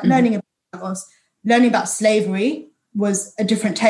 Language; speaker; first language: English; native; English